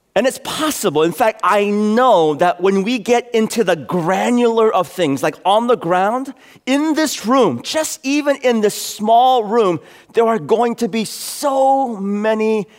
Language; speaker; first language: English; native; English